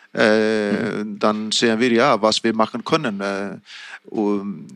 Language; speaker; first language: German; non-native, fluent; Icelandic